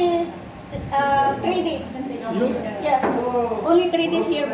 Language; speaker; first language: English; non-native, learner; Filipino